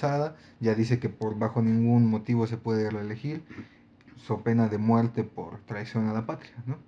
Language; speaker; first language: Spanish; native; Spanish